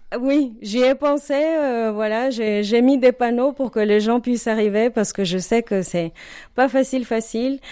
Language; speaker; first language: French; non-native, fluent; Spanish